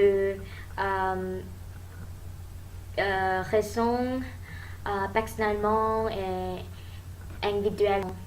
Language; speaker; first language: French; non-native, learner; Thai